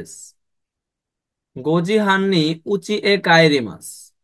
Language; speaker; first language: Japanese; non-native, fluent; Bangla